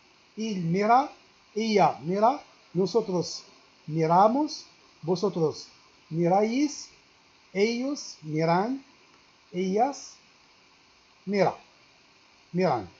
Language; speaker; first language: Spanish; non-native, learner; Arabic